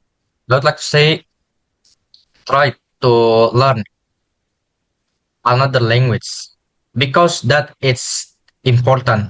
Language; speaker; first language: English; non-native, learner; Indonesian